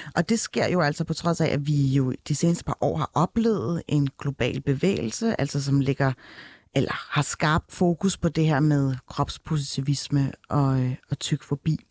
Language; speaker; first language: Danish; early bilingual, other home language; Turkish